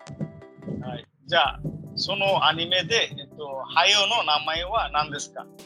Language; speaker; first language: Japanese; non-native, fluent; Bangla